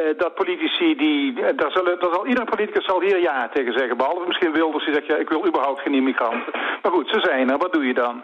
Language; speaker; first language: Dutch; native; Dutch